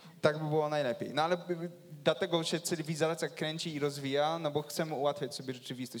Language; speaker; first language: Polish; native; Polish